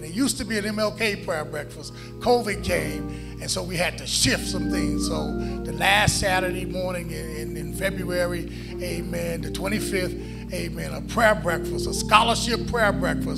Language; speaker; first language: English; native; English